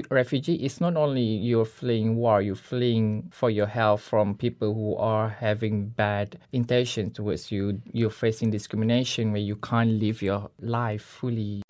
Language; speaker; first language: English; non-native, local second language; Malay